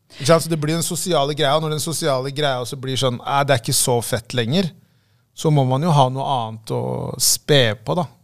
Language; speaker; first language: Norwegian; early bilingual, other home language; Tigrinya